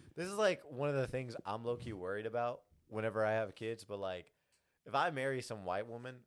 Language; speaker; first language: English; early bilingual, other home language; Hindi